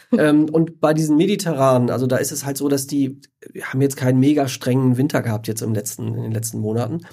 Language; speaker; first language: German; native; German